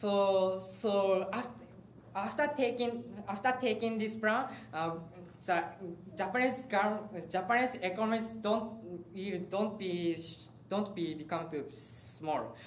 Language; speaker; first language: English; non-native, learner; Japanese